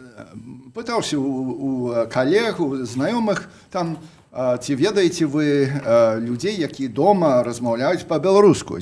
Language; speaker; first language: Belarusian; non-native, fluent; English